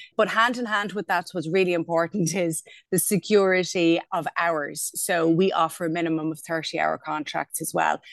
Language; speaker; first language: English; native; English